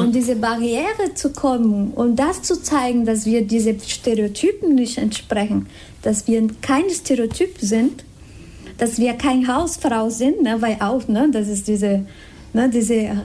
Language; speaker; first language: German; non-native, fluent; Spanish